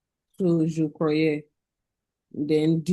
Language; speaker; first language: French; non-native, learner; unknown